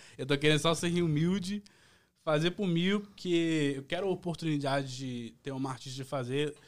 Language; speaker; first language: Portuguese; early bilingual, heritage; Portuguese